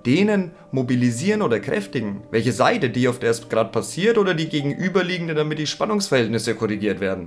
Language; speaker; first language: German; native; German